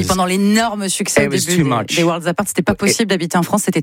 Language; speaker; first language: French; native; French